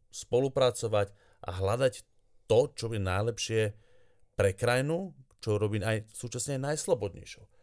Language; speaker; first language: Slovak; native; Slovak